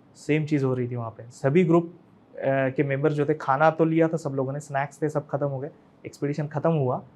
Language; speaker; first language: Hindi; non-native, local second language; Marathi